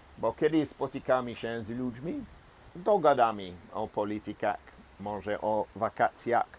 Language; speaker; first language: Polish; non-native, fluent; English